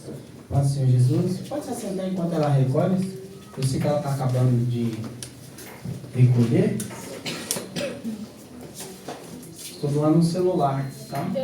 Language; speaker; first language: Portuguese; native; Portuguese